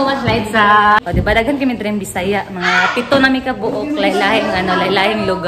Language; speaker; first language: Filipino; non-native, local second language; Cebuano